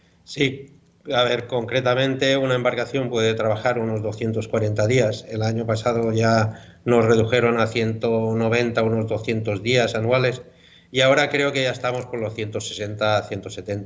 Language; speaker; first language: Spanish; native; Spanish